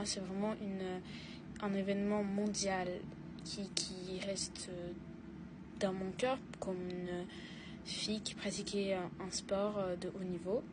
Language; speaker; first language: French; non-native, fluent; Russian